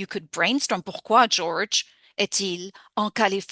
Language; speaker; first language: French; non-native, fluent; English